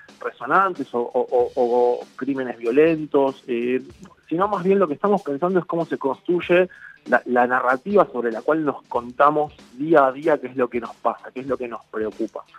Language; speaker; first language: Spanish; native; Spanish